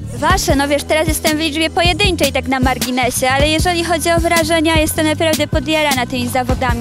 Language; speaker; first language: Polish; native; Polish